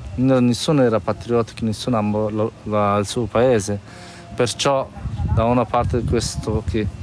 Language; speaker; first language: Italian; non-native, fluent; Persian